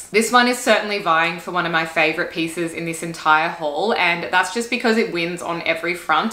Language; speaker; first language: English; native; English